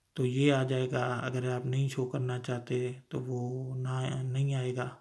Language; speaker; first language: Urdu; non-native, local second language; Sindhi